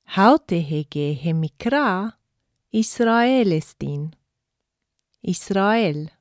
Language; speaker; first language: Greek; non-native, fluent; English